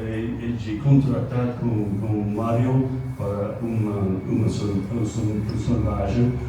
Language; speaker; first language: Portuguese; non-native, fluent; English